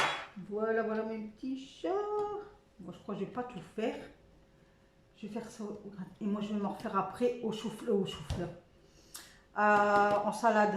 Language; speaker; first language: French; native; French